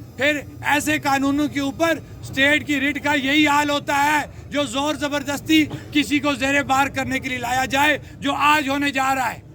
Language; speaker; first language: Urdu; non-native, local second language; Punjabi